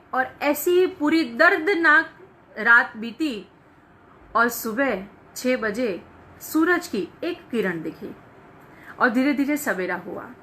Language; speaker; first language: Hindi; non-native, local second language; Gujarati